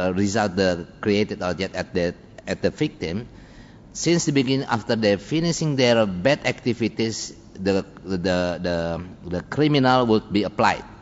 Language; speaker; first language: English; non-native, fluent; Indonesian